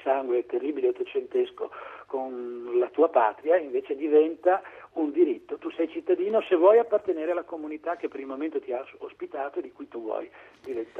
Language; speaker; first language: Italian; native; Italian